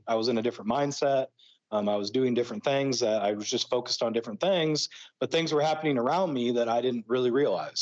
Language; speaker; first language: English; native; English